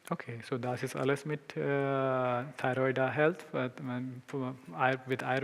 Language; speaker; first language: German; non-native, learner; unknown